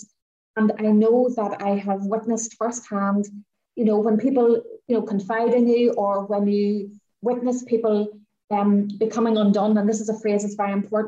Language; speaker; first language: English; native; English